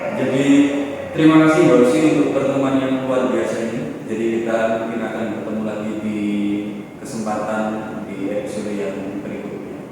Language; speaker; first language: Indonesian; native; Indonesian